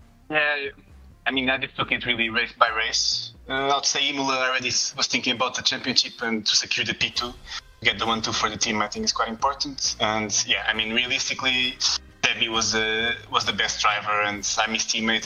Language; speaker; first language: English; non-native, fluent; Portuguese